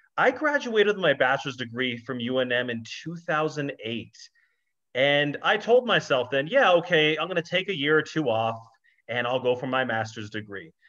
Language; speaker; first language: English; native; English